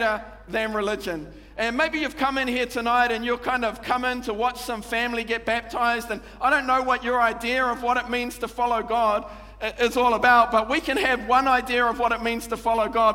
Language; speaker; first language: English; native; English